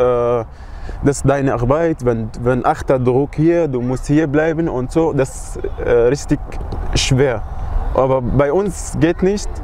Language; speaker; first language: German; non-native, learner; Arabic